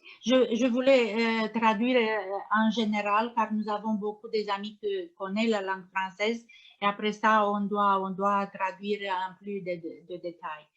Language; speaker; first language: French; non-native, learner; Romanian